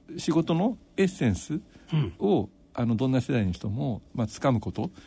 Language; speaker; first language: Japanese; native; Japanese